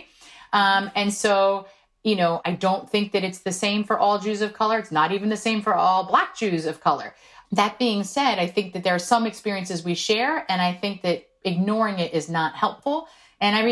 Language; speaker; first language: English; non-native, fluent; Korean